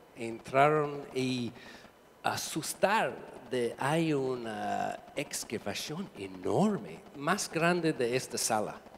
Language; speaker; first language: Spanish; non-native, learner; English